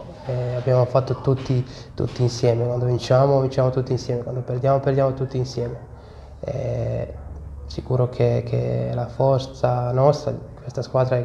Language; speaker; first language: Italian; non-native, learner; Serbian